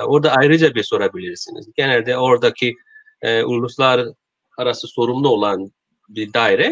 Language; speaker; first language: Turkish; non-native, learner; Korean